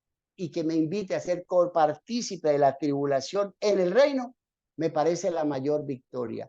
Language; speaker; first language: Spanish; native; Spanish